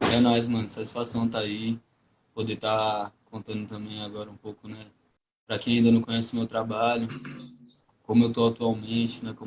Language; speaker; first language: Portuguese; non-native, local second language; Guarani